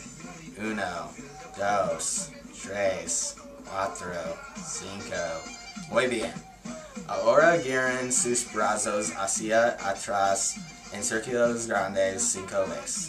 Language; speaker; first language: Spanish; non-native, learner; English